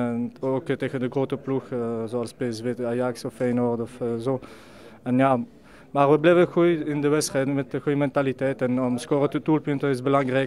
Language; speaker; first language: Dutch; non-native, learner; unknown